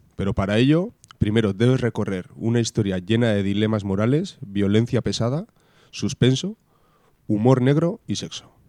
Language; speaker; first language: Spanish; non-native, local second language; Basque